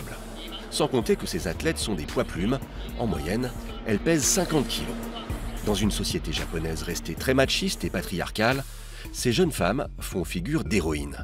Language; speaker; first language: French; native; French